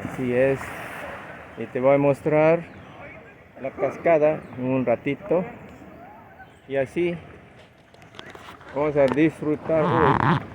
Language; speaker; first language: Spanish; non-native, fluent; English